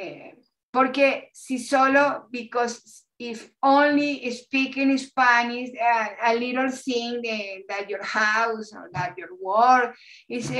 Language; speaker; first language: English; non-native, learner; Spanish